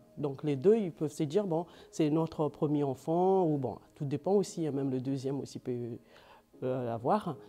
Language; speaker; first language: French; non-native, local second language; Lingala